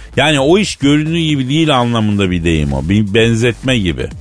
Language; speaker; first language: Turkish; non-native, fluent; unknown